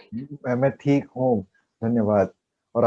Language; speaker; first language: Hindi; non-native, learner; Chinese